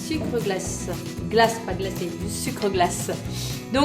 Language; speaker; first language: French; native; French